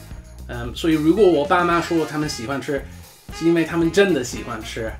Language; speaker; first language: Chinese; non-native, fluent; English